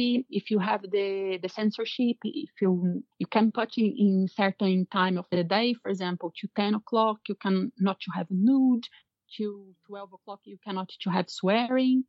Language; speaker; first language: English; non-native, fluent; Portuguese